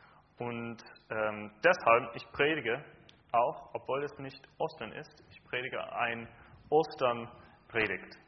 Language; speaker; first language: German; non-native, fluent; English